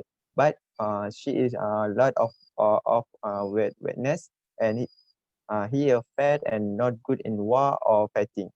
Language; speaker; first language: English; non-native, learner; Malay